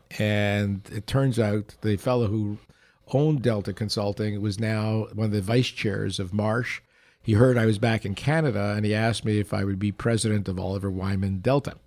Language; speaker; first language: English; early bilingual, other home language; Yiddish